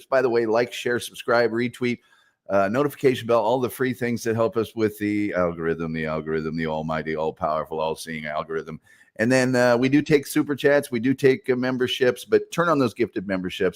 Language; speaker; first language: English; native; English